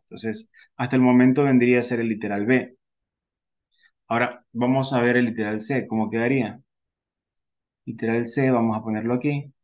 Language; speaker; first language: Spanish; native; Spanish